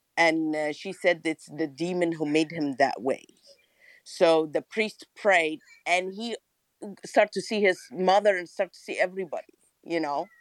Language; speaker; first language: English; non-native, fluent; Arabic